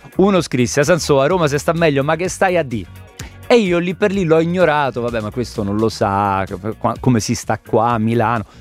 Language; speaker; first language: Italian; native; Italian